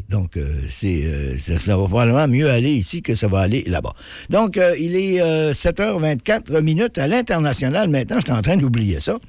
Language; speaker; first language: French; native; French